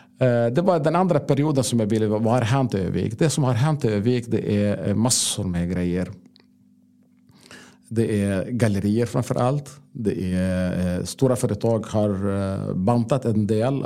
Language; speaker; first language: Swedish; non-native, fluent; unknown